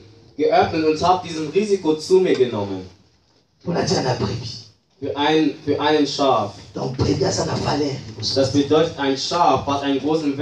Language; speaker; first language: German; non-native, learner; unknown